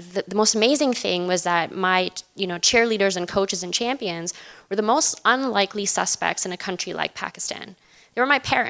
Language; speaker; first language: English; non-native, local second language; Urdu